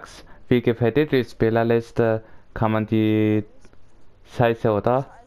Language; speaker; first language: German; native; German